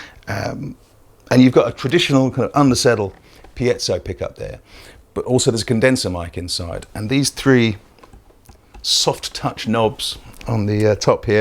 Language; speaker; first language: English; native; English